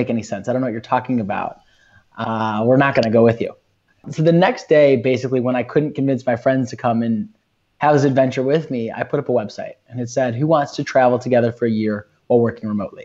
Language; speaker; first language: English; native; English